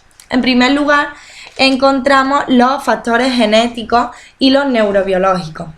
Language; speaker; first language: Spanish; native; Spanish